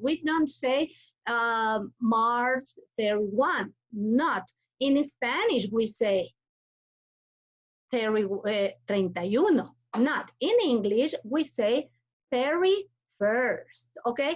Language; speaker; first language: English; non-native, fluent; Spanish